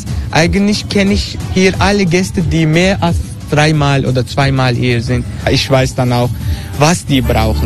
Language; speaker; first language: German; non-native, learner; Turkish